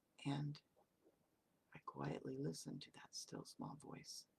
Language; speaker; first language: English; native; English